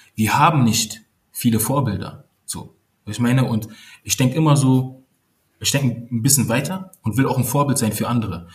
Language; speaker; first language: German; early bilingual, other home language; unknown